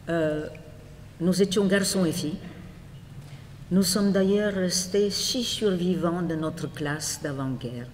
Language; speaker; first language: French; non-native, fluent; Polish